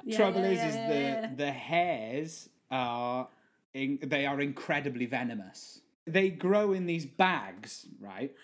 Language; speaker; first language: English; native; English